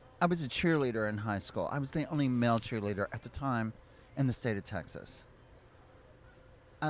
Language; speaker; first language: English; native; English